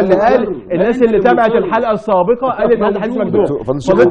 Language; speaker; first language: Arabic; native; Arabic